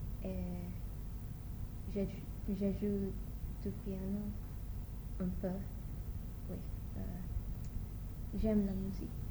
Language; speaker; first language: French; non-native, learner; English